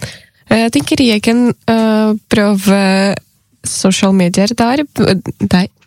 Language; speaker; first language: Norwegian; non-native, learner; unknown